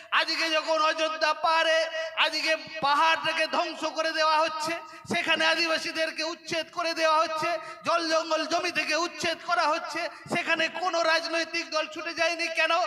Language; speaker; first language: Bangla; non-native, local second language; Santali